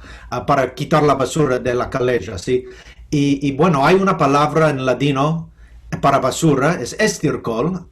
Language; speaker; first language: Spanish; non-native, fluent; English